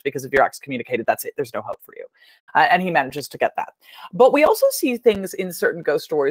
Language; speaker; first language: English; native; English